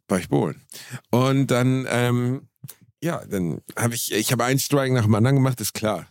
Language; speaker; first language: German; native; German